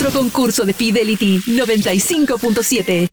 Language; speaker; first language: Spanish; native; Spanish